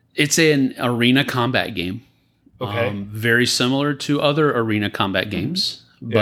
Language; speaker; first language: English; native; English